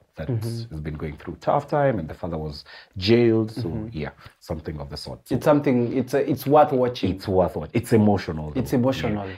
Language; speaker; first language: English; non-native, local second language; Swahili